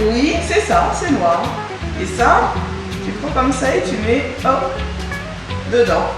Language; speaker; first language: French; native; French